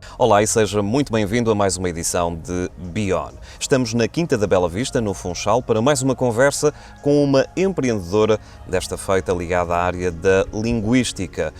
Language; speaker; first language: Portuguese; native; Portuguese